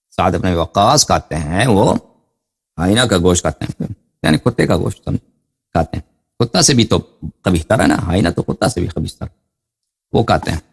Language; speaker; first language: Urdu; non-native, fluent; Persian